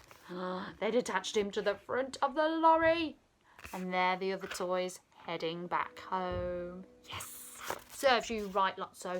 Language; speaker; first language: English; native; English